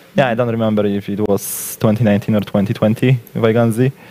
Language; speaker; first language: English; non-native, fluent; Polish